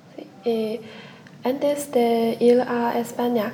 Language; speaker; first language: Spanish; non-native, learner; Chinese